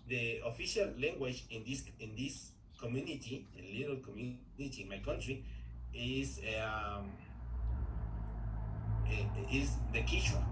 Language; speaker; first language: English; non-native, learner; Spanish